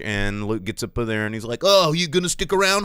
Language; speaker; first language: English; native; English